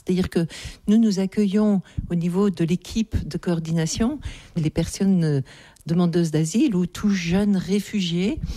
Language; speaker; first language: French; native; French